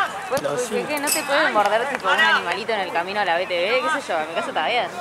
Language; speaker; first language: Spanish; native; Spanish